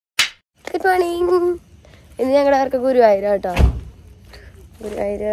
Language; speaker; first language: Malayalam; native; Malayalam